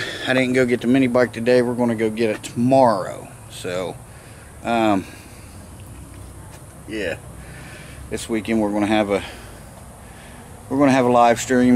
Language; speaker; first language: English; native; English